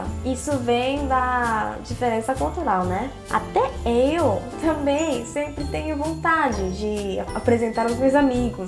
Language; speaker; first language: Portuguese; non-native, fluent; Korean